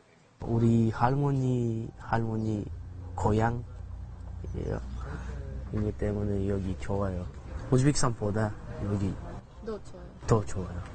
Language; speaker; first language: Korean; non-native, learner; Russian